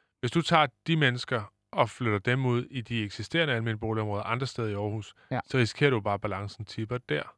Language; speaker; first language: Danish; native; Danish